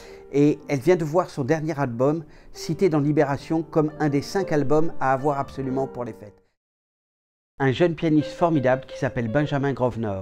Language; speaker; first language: French; native; French